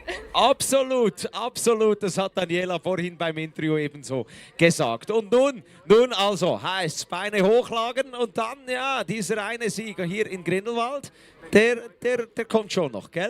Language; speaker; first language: German; native; German